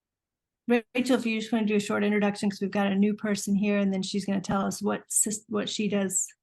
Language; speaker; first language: English; native; English